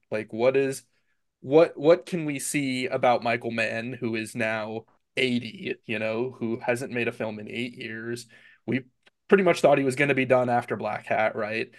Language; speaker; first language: English; native; English